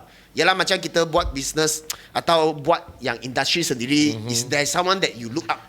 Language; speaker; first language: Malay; non-native, local second language; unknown